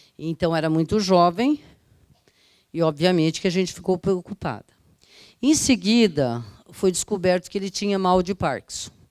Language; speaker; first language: Portuguese; early bilingual, other home language; Italian